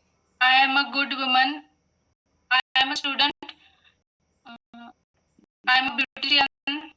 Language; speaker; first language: English; non-native, learner; Marathi